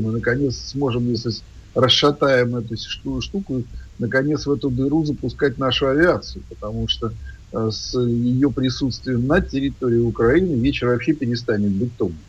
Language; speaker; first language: Russian; native; Russian